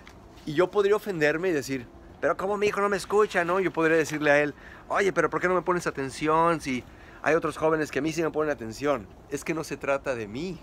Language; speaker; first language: Spanish; native; Spanish